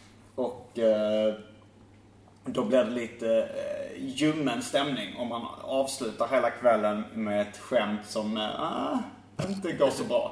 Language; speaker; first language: Swedish; native; Swedish